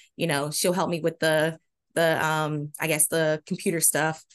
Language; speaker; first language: English; native; English